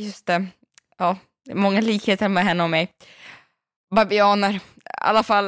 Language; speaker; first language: Swedish; native; Swedish